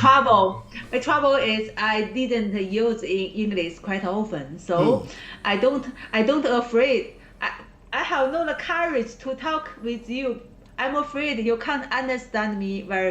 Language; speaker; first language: English; non-native, learner; Chinese